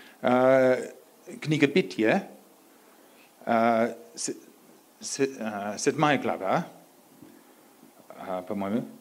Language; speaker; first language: Russian; non-native, learner; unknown